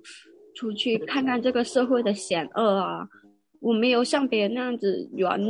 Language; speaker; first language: Chinese; non-native, local second language; Cantonese